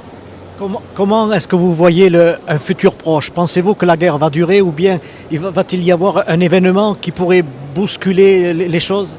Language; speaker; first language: French; native; French